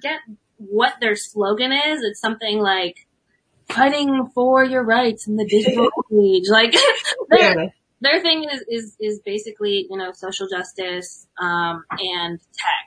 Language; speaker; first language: English; native; English